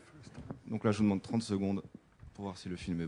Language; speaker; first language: French; native; French